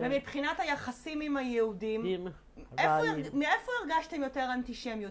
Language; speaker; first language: Hebrew; native; Hebrew